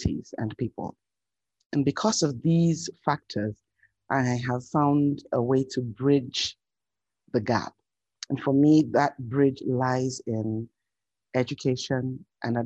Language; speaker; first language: English; non-native, local second language; Yoruba